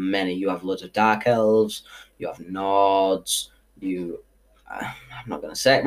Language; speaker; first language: English; native; English